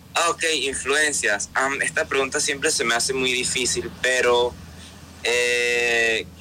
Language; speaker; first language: Spanish; native; Spanish